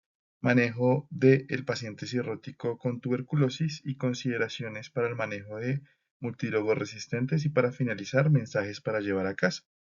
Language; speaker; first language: Spanish; native; Spanish